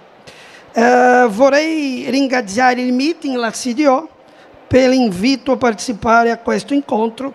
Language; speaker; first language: Italian; non-native, fluent; Portuguese